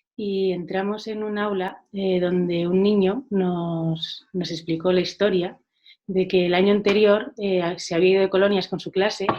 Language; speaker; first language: Spanish; non-native, local second language; Catalan